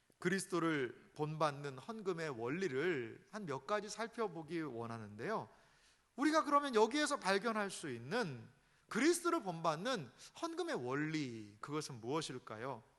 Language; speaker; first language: Korean; native; Korean